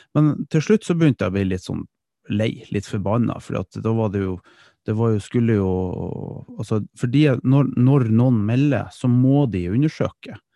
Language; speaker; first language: Norwegian; early bilingual, other home language; Dutch